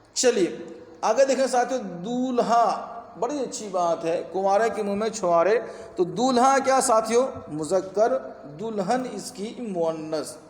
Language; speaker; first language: Urdu; native; Urdu